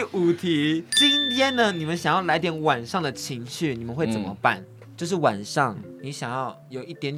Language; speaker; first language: Chinese; native; Chinese